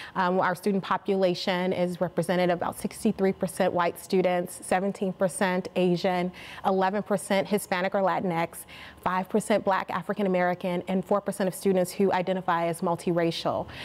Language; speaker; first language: English; native; English